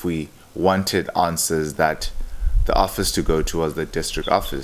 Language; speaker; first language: English; non-native, local second language; Xhosa